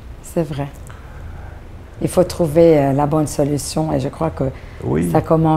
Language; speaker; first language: French; non-native, local second language; Arabic